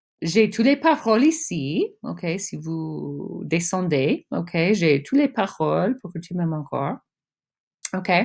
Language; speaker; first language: French; non-native, fluent; English